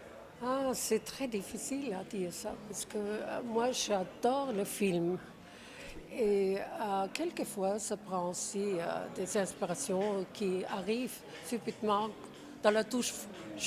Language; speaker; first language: French; non-native, fluent; Czech